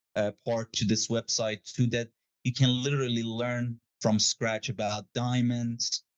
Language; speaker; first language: English; non-native, fluent; Persian